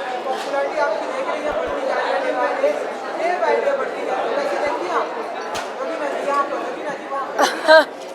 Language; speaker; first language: Hindi; native; Hindi